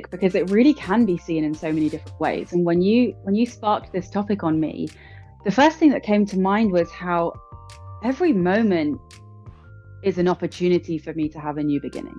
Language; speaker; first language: English; native; English